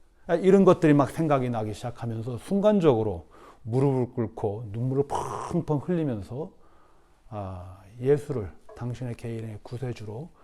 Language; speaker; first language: Korean; native; Korean